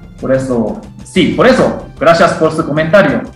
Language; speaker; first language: Spanish; non-native, fluent; Japanese